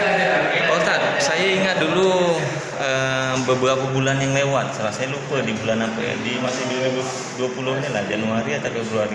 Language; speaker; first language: Indonesian; native; Indonesian